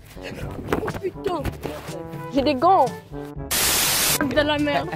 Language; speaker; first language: French; native; French